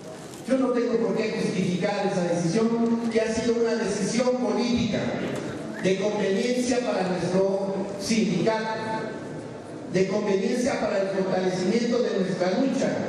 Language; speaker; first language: Spanish; native; Spanish